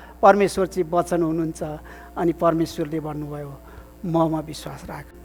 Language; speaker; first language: Nepali; native; Nepali